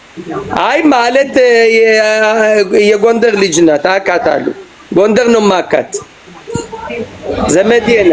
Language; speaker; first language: Amharic; non-native, fluent; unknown